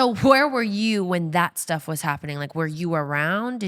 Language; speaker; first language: English; native; English